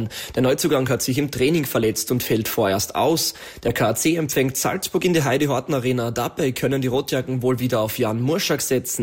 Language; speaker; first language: German; native; German